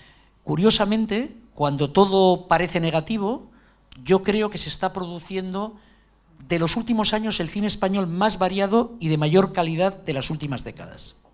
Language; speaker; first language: Spanish; native; Spanish